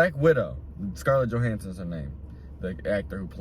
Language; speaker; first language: English; native; English